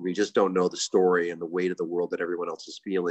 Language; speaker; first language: English; native; English